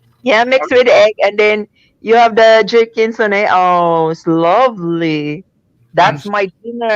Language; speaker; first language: English; non-native, local second language; Filipino